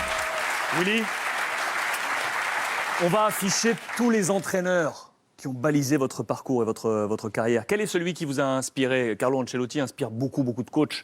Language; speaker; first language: French; native; French